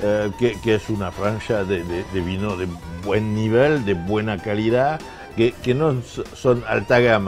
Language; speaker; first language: Spanish; non-native, fluent; French